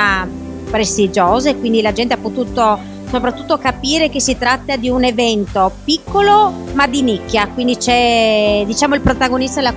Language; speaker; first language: Italian; native; Italian